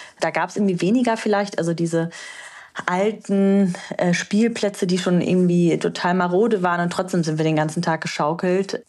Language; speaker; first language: German; early bilingual, other home language; Romanian